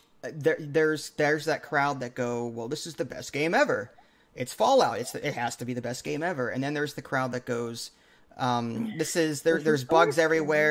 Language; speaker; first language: English; native; English